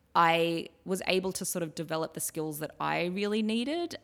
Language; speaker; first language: English; native; English